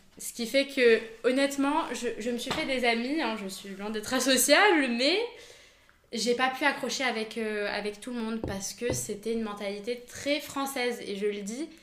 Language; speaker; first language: French; native; French